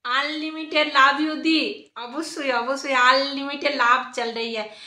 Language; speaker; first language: Hindi; non-native, local second language; Bangla